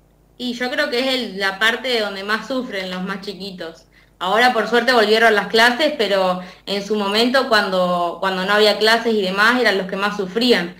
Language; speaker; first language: Spanish; native; Spanish